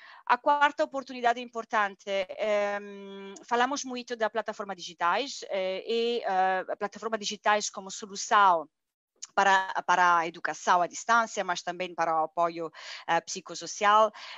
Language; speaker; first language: Portuguese; non-native, fluent; Italian